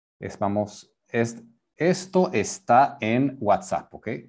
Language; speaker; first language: Spanish; native; Spanish